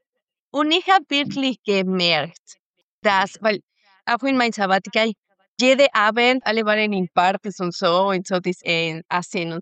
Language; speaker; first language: German; non-native, fluent; Spanish